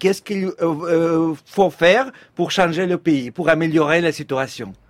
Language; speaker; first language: French; non-native, fluent; Russian